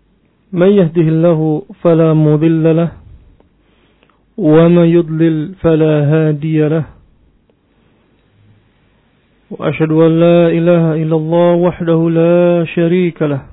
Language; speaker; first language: Arabic; non-native, fluent; Indonesian